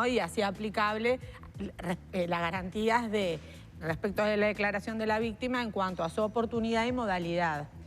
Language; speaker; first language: Spanish; native; Spanish